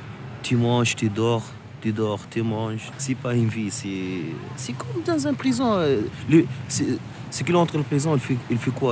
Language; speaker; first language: French; non-native, local second language; Arabic